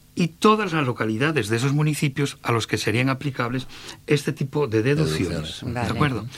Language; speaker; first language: Spanish; native; Spanish